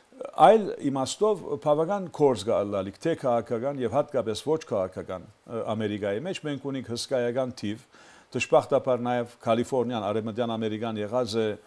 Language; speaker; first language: Armenian; early bilingual, heritage; Armenian